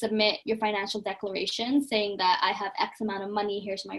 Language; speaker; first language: English; native; English